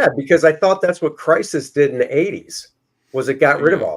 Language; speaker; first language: English; native; English